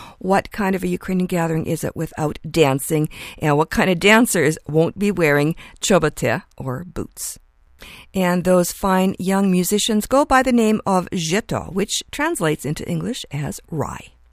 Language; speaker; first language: English; early bilingual, other home language; Ukrainian